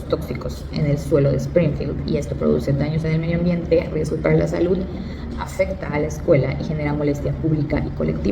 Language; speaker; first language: Spanish; native; Spanish